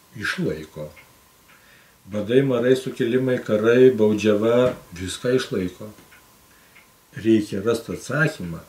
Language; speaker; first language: Lithuanian; native; Lithuanian